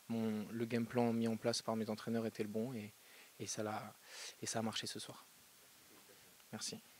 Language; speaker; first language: French; native; French